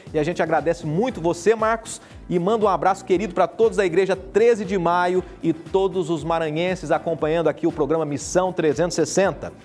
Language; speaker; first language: Portuguese; native; Portuguese